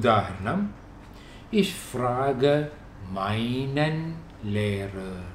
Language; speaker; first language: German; non-native, fluent; Malayalam